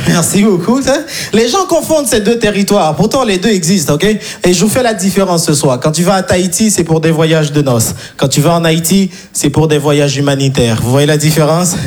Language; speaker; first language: French; non-native, local second language; Haitian Creole